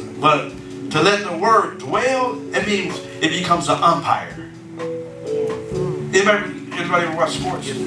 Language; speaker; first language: English; native; English